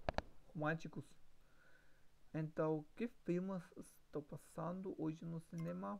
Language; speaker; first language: Portuguese; non-native, learner; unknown